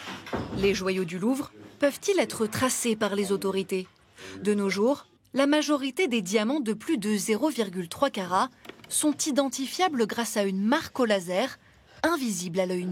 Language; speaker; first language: French; native; French